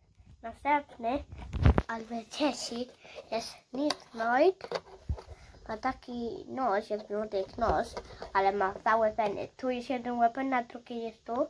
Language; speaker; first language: Polish; early bilingual, heritage; Polish